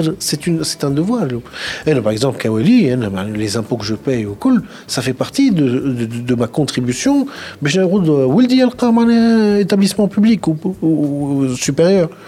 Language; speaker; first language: French; non-native, local second language; Arabic